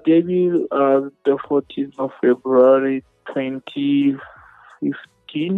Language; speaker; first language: English; non-native, local second language; Northern Sotho